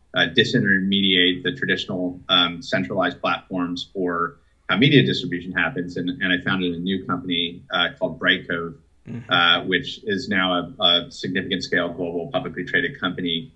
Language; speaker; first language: English; native; English